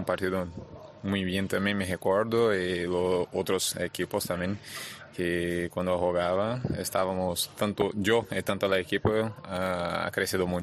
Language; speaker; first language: Spanish; non-native, fluent; Portuguese